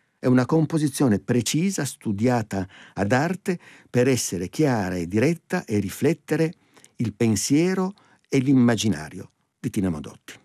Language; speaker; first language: Italian; native; Italian